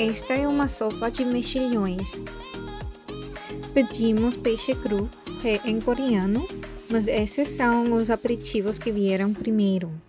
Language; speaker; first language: Portuguese; non-native, fluent; Korean